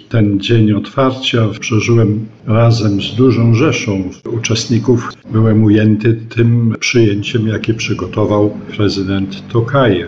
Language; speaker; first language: Polish; native; Polish